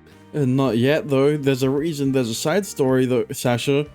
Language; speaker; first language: English; native; English